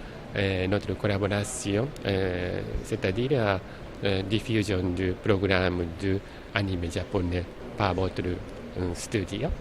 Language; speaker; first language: French; non-native, learner; Japanese